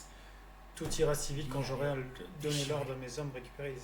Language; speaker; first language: French; native; French